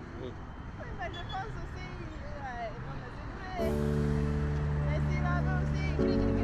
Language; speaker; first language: French; non-native, learner; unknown